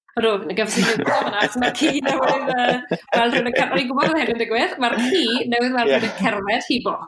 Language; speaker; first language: Welsh; native; Welsh